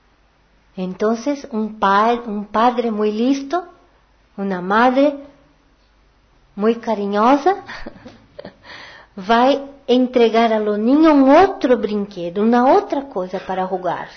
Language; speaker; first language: Portuguese; non-native, learner; Spanish